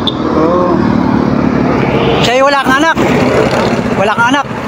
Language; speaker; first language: Filipino; native; Filipino